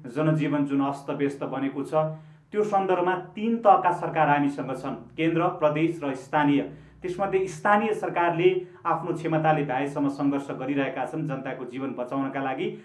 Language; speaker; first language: Nepali; native; Nepali